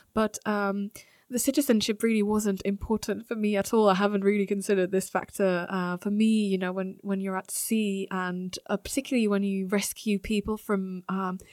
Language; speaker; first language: English; non-native, fluent; Slovak